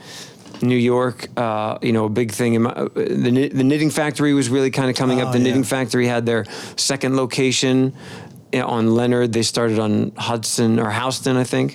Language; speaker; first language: English; native; English